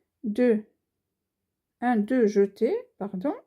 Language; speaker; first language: French; native; French